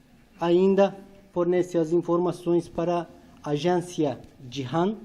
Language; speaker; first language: Portuguese; non-native, fluent; Turkish